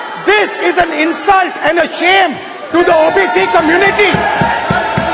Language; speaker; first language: English; non-native, local second language; Hindi